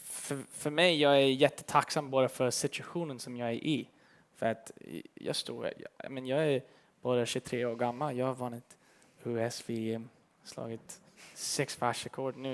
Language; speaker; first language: Swedish; early bilingual, heritage; English